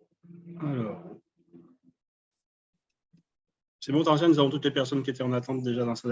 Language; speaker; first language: French; native; French